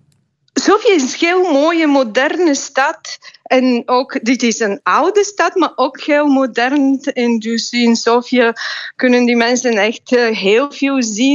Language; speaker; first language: Dutch; non-native, fluent; Bulgarian